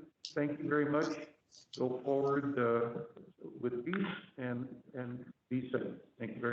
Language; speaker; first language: English; native; English